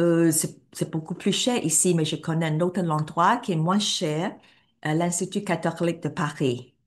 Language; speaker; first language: French; non-native, fluent; Cantonese